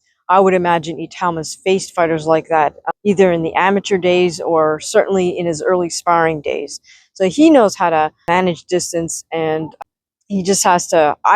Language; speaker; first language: English; native; English